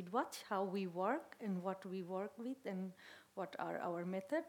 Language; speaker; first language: English; non-native, local second language; Bangla